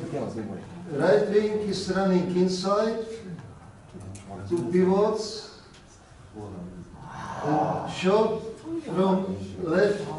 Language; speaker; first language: English; non-native, learner; Czech